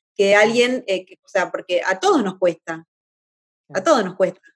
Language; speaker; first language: Spanish; native; Spanish